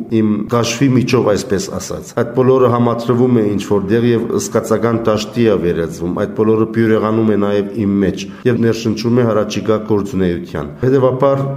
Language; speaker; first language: Armenian; early bilingual, heritage; Armenian